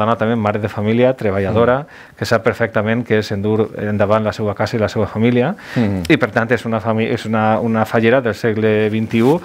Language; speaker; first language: Catalan; native; Catalan